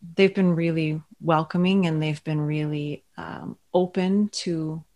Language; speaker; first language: English; native; English